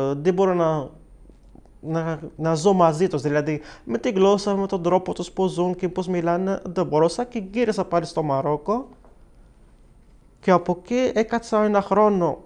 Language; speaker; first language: Greek; non-native, fluent; Arabic